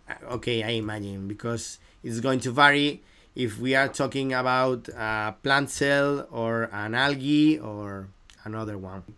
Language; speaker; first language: English; non-native, fluent; Galician